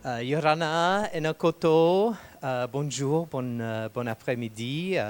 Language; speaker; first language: French; non-native, fluent; English